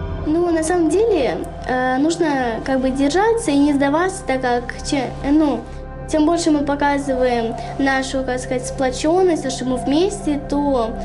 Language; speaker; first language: Russian; native; Russian